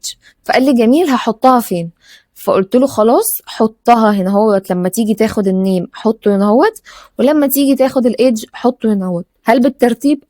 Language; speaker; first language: Arabic; native; Arabic